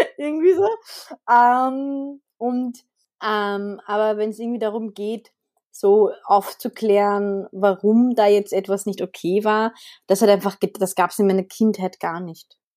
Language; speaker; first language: German; early bilingual, other home language; Arabic